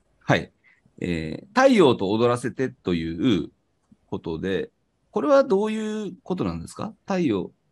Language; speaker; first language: Japanese; native; Japanese